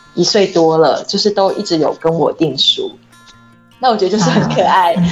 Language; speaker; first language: Chinese; native; Chinese